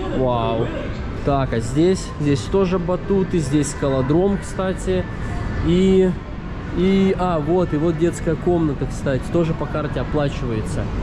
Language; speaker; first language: Russian; native; Russian